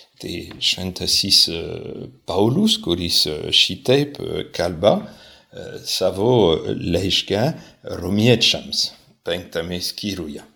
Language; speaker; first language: Lithuanian; non-native, fluent; French